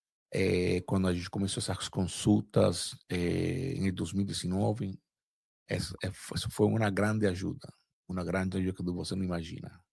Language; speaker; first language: Portuguese; non-native, fluent; Spanish